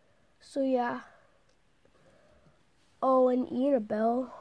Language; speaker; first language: English; native; English